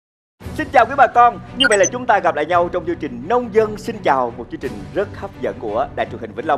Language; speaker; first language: Vietnamese; native; Vietnamese